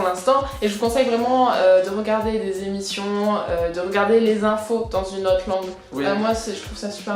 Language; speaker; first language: French; early bilingual, other home language; English